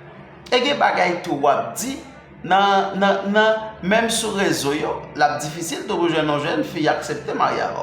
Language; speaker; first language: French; non-native, learner; Haitian Creole